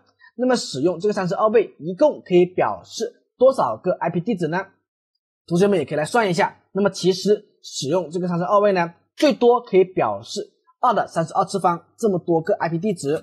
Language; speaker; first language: Chinese; native; Chinese